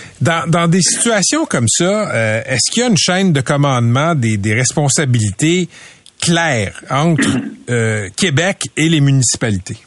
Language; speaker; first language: French; native; French